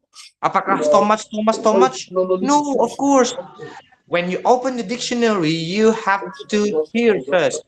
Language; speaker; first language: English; non-native, fluent; Indonesian